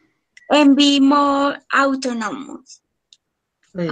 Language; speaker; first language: English; non-native, learner; Spanish